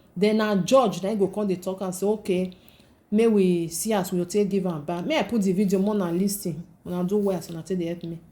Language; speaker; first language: Nigerian Pidgin; native; Nigerian Pidgin